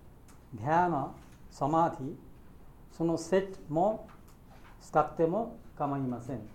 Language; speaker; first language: Japanese; non-native, learner; Bangla